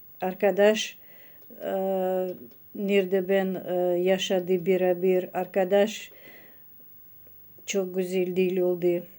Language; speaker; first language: Turkish; non-native, learner; Russian